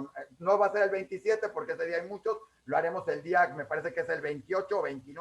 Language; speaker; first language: Spanish; native; Spanish